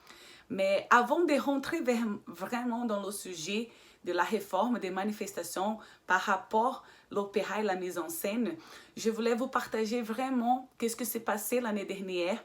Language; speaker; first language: French; non-native, fluent; Portuguese